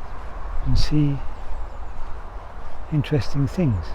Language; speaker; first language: English; native; English